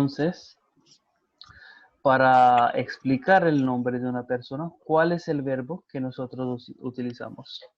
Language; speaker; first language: Spanish; non-native, fluent; Hindi